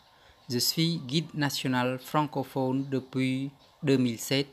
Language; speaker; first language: French; non-native, fluent; Khmer